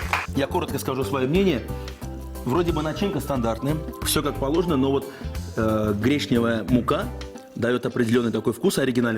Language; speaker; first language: Russian; native; Russian